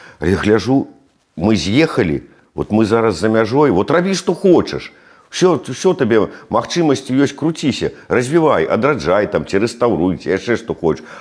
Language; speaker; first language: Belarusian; native; Belarusian